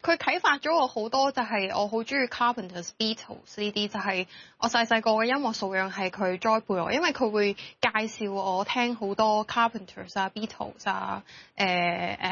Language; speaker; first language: Cantonese; native; Cantonese